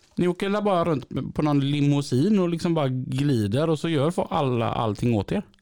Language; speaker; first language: Swedish; native; Swedish